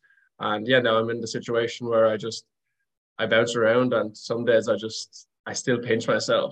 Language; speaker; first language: English; native; English